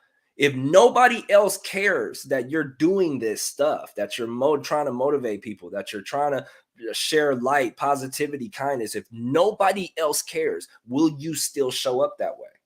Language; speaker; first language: English; native; English